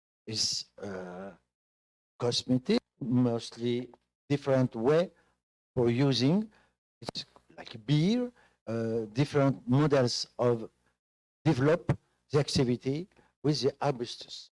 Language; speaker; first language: English; non-native, fluent; French